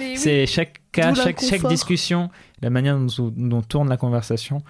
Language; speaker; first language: French; native; French